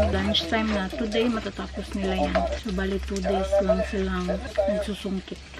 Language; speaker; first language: Filipino; non-native, local second language; Cebuano